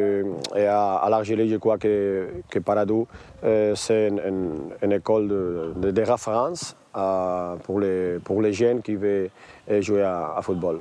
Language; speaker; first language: French; non-native, learner; Spanish